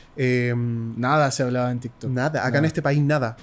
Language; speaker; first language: Spanish; native; Spanish